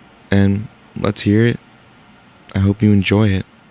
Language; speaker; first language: English; native; English